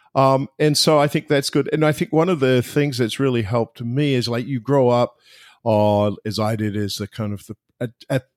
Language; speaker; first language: English; native; English